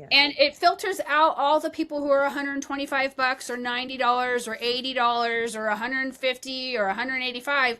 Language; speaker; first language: English; native; English